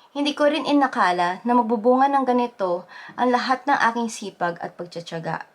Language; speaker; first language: Filipino; native; Filipino